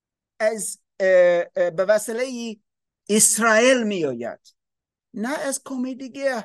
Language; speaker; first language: Persian; non-native, learner; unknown